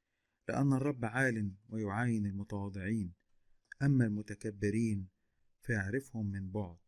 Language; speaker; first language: Arabic; native; Arabic